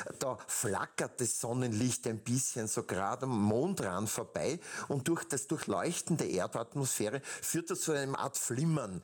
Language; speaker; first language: German; native; German